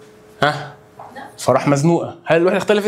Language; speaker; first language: Arabic; native; Arabic